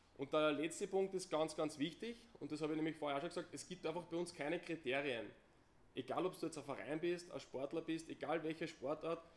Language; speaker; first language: German; native; German